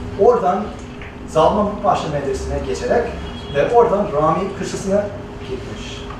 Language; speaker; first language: Turkish; non-native, fluent; English